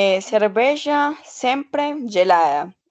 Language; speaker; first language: Portuguese; non-native, learner; Spanish